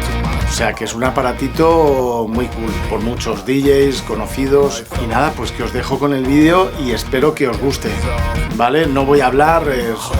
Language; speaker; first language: Spanish; native; Spanish